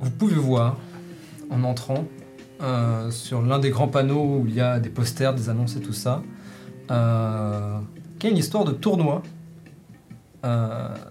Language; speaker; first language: French; native; French